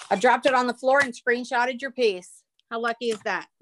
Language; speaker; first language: English; native; English